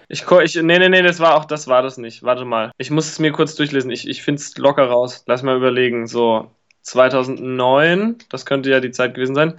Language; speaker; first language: German; native; German